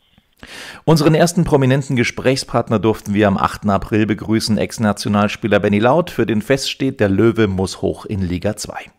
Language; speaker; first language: German; native; German